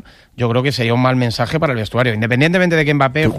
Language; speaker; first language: Spanish; native; Spanish